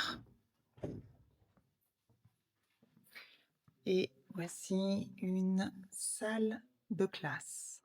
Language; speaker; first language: French; native; French